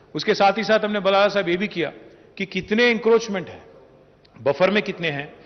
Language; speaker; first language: Hindi; non-native, local second language; Telugu